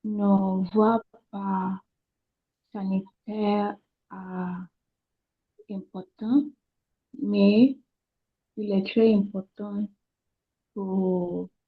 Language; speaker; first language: French; non-native, learner; Yoruba